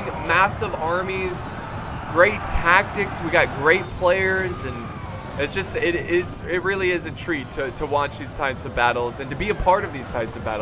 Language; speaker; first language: English; native; English